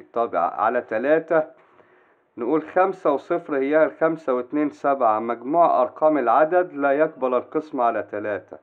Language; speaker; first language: Arabic; native; Arabic